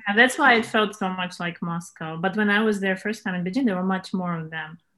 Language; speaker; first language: English; non-native, fluent; Russian